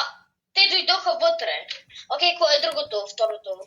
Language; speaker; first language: Bulgarian; native; Bulgarian